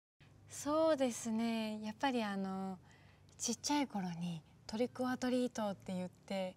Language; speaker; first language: Japanese; native; Japanese